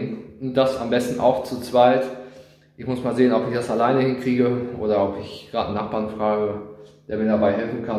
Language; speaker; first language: German; native; German